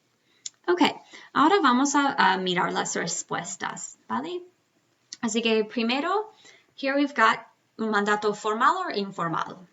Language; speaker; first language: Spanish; non-native, fluent; English